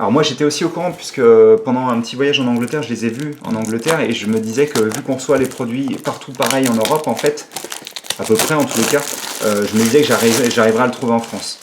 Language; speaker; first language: French; native; French